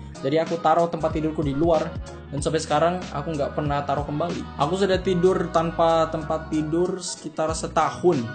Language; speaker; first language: Indonesian; early bilingual, heritage; English